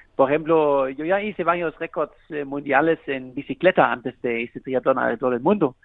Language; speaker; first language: Spanish; non-native, fluent; German